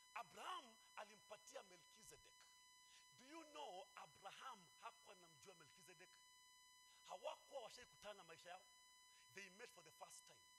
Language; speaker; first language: English; non-native, local second language; Swahili